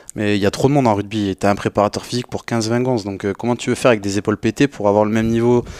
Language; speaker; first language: French; native; French